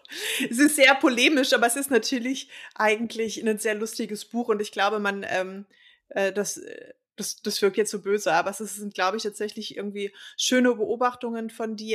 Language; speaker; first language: German; native; German